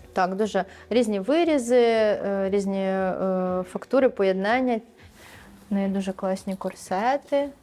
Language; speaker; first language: Ukrainian; early bilingual, other home language; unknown